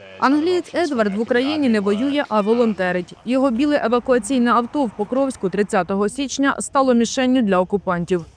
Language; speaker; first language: Ukrainian; native; Ukrainian